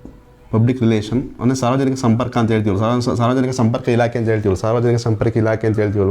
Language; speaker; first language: Kannada; native; Kannada